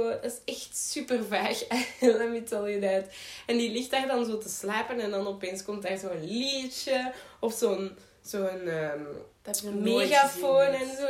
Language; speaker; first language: Dutch; native; Dutch